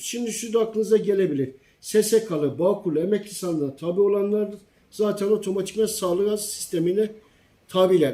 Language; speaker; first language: Turkish; native; Turkish